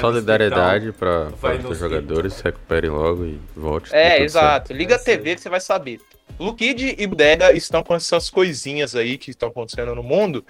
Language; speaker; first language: Portuguese; native; Portuguese